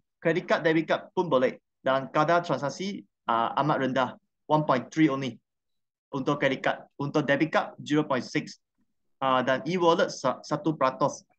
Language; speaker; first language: Malay; non-native, local second language; Chinese